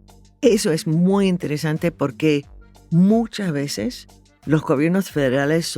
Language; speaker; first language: Spanish; non-native, fluent; English